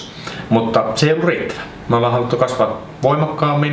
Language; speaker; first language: Finnish; native; Finnish